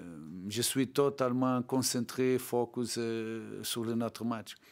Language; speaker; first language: French; non-native, learner; Portuguese